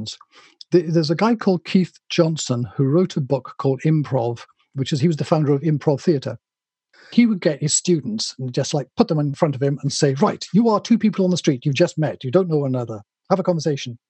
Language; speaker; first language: English; native; English